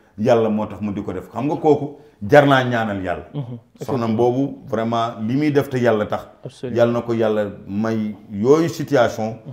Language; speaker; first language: Wolof; non-native, local second language; Fula